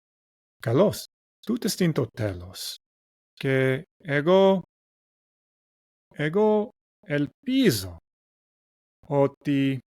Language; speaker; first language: Greek; non-native, learner; English